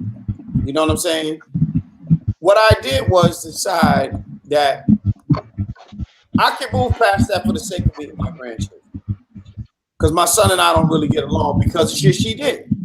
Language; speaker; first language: English; native; English